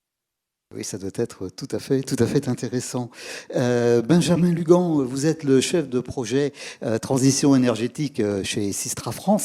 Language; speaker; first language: French; native; French